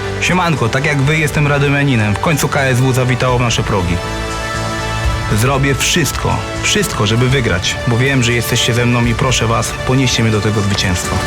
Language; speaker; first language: Polish; native; Polish